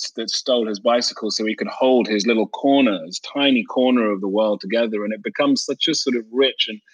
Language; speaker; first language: English; native; English